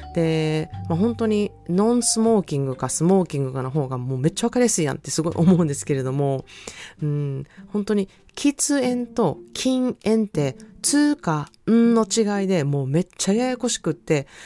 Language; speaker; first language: Japanese; native; Japanese